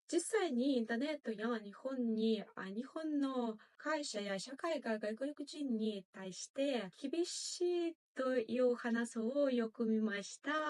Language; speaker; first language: Japanese; non-native, fluent; Ukrainian